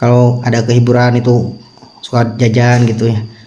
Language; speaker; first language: Indonesian; non-native, local second language; Sundanese